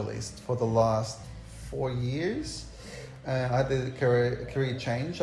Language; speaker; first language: English; non-native, fluent; Portuguese